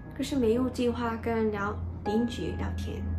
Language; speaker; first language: Chinese; non-native, learner; Korean